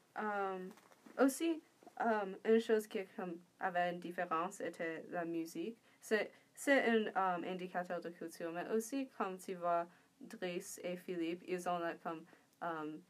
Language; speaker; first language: French; non-native, learner; English